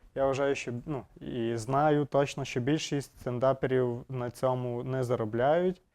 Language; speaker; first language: Ukrainian; native; Ukrainian